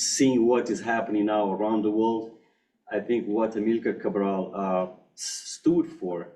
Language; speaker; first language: English; non-native, fluent; Portuguese